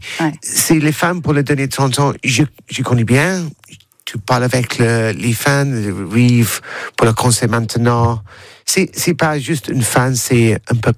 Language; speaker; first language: French; non-native, learner; English